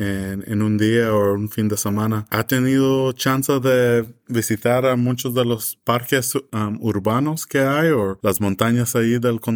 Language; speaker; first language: Spanish; early bilingual, heritage; English